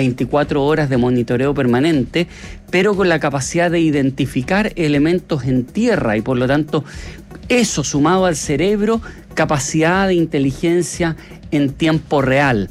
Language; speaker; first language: Spanish; native; Spanish